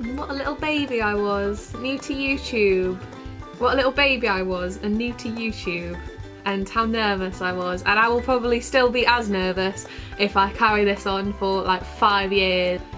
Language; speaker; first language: English; native; English